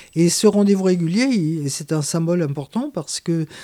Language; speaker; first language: French; native; French